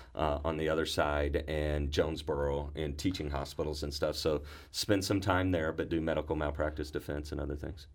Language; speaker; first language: English; native; English